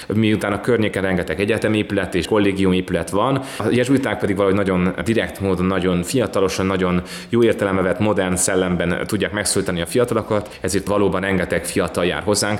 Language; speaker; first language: Hungarian; native; Hungarian